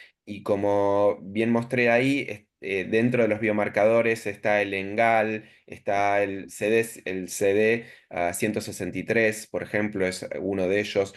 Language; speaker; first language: Spanish; native; Spanish